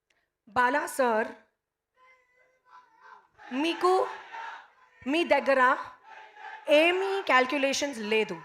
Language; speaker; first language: Telugu; non-native, learner; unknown